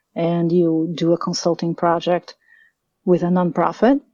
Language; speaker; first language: English; non-native, fluent; Portuguese